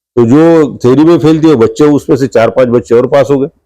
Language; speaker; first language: Hindi; non-native, local second language; Marathi